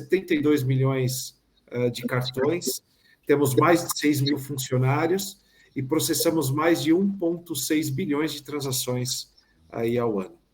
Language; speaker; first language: Portuguese; native; Portuguese